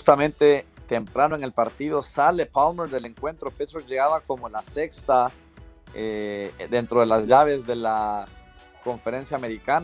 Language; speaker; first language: Spanish; native; Spanish